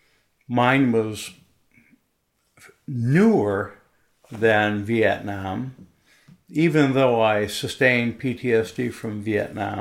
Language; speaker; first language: English; native; English